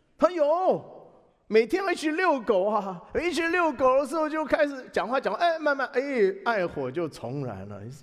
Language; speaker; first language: Chinese; native; Chinese